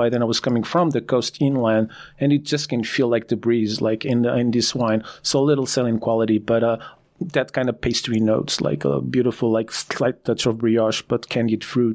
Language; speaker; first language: English; non-native, fluent; Portuguese